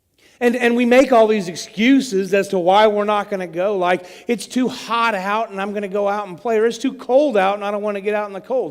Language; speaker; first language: English; native; English